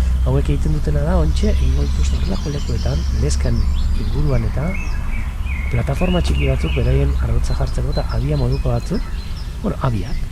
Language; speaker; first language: Basque; native; Basque